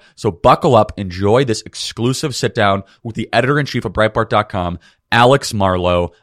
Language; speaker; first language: English; native; English